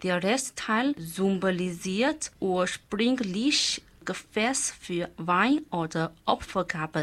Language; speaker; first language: German; non-native, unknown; Chinese